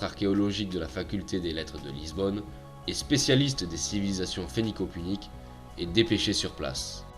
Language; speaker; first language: French; native; French